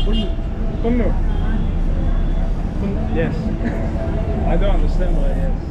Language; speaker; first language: English; non-native, learner; Turkish